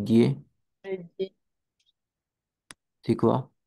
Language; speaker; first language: French; non-native, learner; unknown